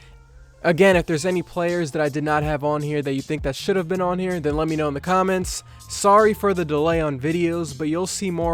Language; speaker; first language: English; native; English